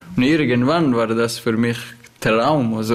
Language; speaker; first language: German; non-native, learner; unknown